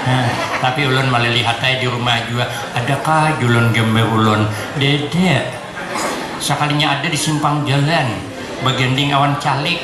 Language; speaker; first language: Indonesian; non-native, local second language; Banjar